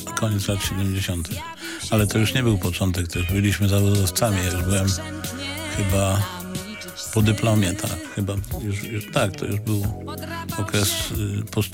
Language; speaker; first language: Polish; native; Polish